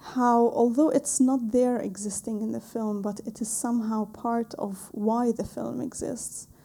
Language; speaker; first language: English; non-native, fluent; Arabic